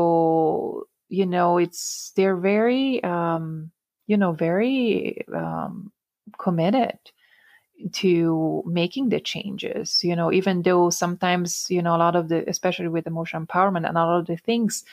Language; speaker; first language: English; non-native, fluent; Italian